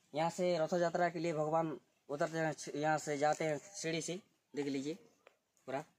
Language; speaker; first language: Hindi; non-native, local second language; Odia